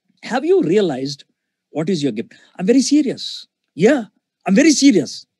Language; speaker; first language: English; non-native, local second language; Telugu